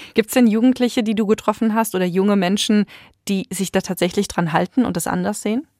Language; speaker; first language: German; native; German